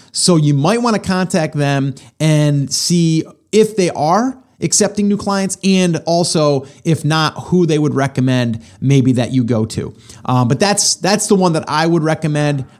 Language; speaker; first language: English; native; English